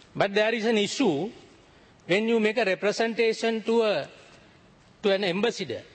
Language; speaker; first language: English; non-native, local second language; Sinhala